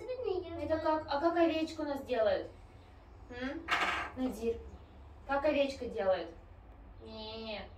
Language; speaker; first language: Russian; native; Russian